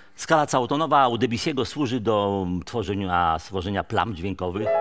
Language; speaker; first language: Polish; native; Polish